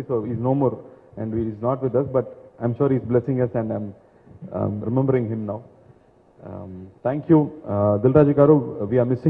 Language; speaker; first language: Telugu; non-native, learner; Tamil